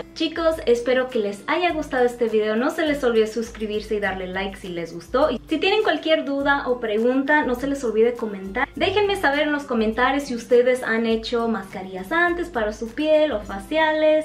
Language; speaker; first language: Spanish; native; Spanish